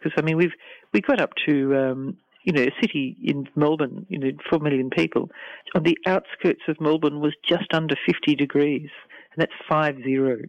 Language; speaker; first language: English; native; English